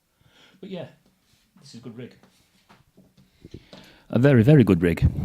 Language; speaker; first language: English; native; English